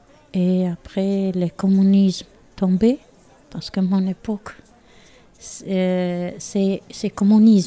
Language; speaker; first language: French; non-native, learner; Albanian